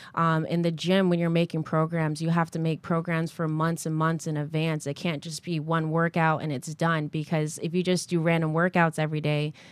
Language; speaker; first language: English; native; English